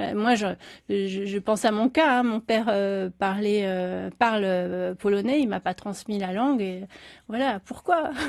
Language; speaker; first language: French; native; French